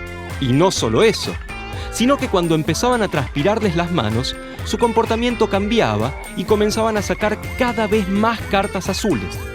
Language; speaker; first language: Spanish; native; Spanish